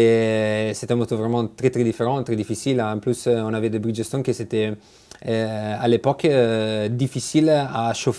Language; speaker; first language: French; non-native, fluent; Italian